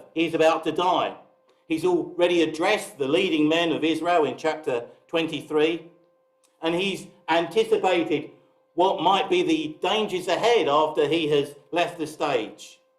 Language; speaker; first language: English; native; English